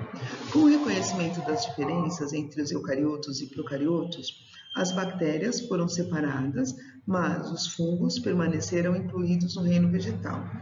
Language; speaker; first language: Portuguese; native; Portuguese